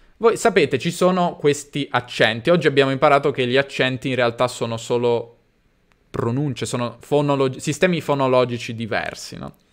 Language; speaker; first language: Italian; native; Italian